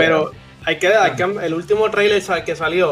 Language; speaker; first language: Spanish; native; Spanish